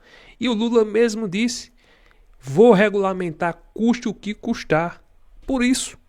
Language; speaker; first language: Portuguese; native; Portuguese